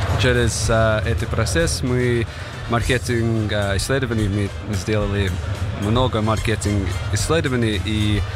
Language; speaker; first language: Russian; non-native, learner; English